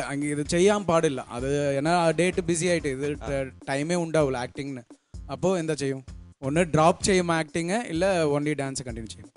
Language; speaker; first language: Malayalam; non-native, local second language; Tamil